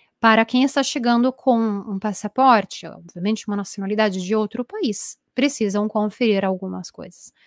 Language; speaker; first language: Portuguese; non-native, fluent; Italian